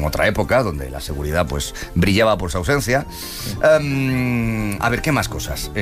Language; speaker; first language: Spanish; native; Spanish